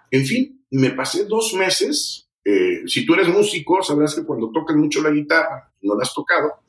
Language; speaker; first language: Spanish; native; Spanish